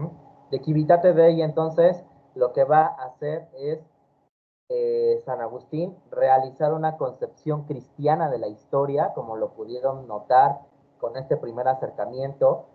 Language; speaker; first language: Spanish; native; Spanish